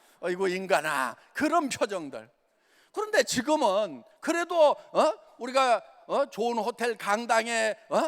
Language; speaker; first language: Korean; native; Korean